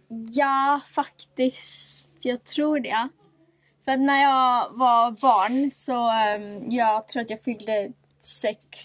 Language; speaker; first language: Swedish; native; Swedish